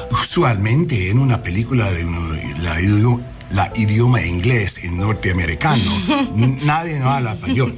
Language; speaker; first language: Spanish; non-native, learner; English